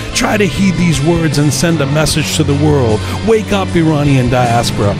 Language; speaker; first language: English; native; English